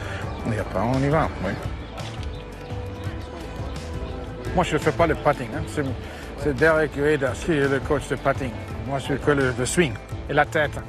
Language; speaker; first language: French; non-native, fluent; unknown